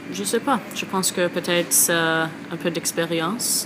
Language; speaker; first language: French; non-native, fluent; English